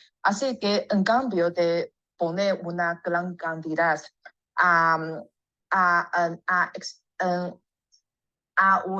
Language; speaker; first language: Spanish; non-native, learner; Chinese